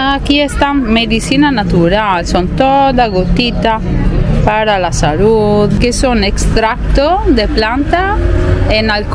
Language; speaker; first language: Spanish; non-native, fluent; Italian